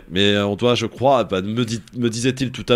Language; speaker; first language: French; native; French